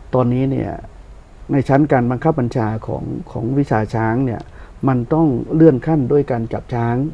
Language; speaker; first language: Thai; non-native, local second language; Northern Khmer